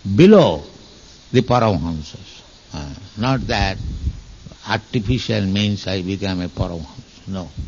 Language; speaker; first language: English; non-native, local second language; Bangla